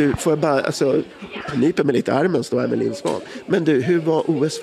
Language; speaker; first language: Swedish; native; Swedish